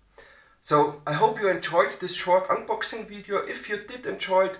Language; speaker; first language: English; non-native, fluent; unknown